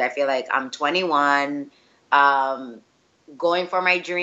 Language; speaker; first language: English; early bilingual, other home language; Spanish